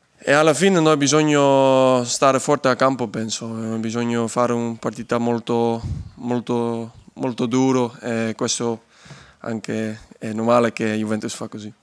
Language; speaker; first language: Italian; non-native, learner; Dutch